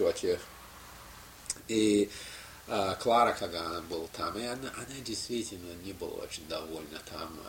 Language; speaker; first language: Russian; non-native, fluent; English